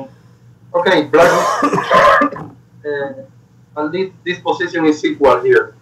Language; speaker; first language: English; non-native, learner; Spanish